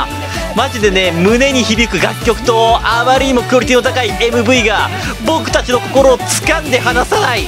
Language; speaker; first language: Japanese; native; Japanese